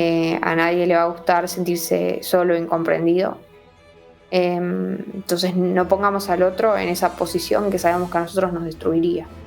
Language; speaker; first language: Spanish; native; Spanish